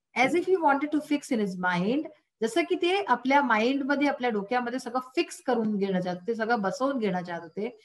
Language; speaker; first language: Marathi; non-native, local second language; Hindi